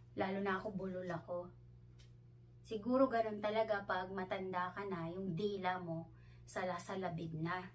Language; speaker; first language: Filipino; non-native, local second language; Hiligaynon